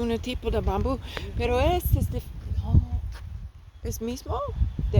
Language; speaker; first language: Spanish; non-native, learner; English